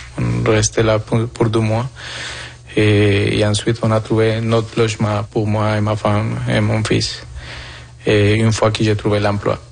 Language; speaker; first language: French; non-native, fluent; Spanish